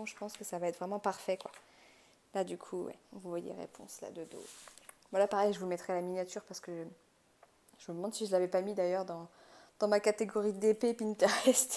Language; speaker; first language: French; native; French